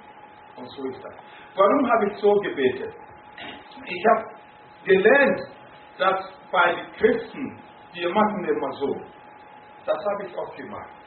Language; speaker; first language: German; non-native, fluent; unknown